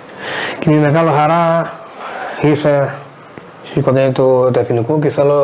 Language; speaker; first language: Greek; non-native, fluent; Portuguese